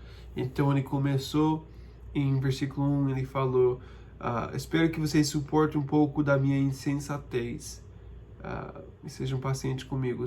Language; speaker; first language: Portuguese; non-native, fluent; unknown